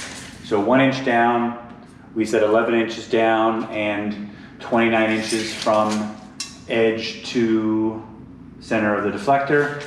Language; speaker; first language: English; native; English